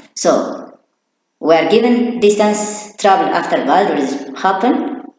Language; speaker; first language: English; non-native, local second language; Amharic